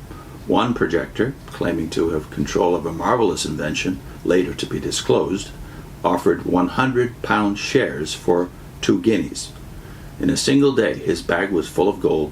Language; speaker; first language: English; native; English